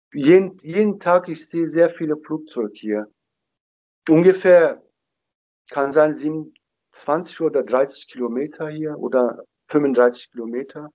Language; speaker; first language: German; non-native, learner; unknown